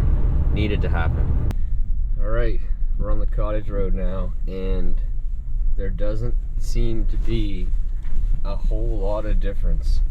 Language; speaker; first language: English; native; English